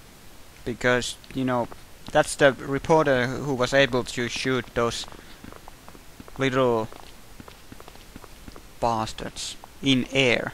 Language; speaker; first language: English; native; English